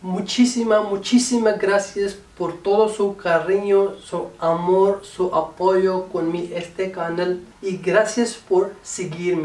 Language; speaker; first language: Spanish; non-native, learner; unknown